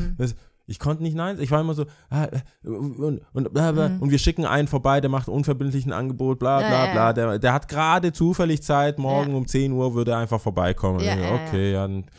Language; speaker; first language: German; native; German